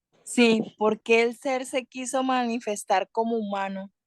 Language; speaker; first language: Spanish; native; Spanish